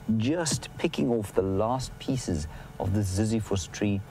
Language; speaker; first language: English; native; English